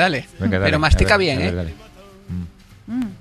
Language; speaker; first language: Spanish; native; Spanish